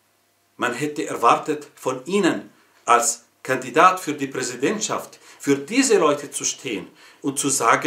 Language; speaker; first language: German; non-native, fluent; Arabic